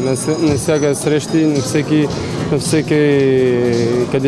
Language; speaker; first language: Bulgarian; non-native, learner; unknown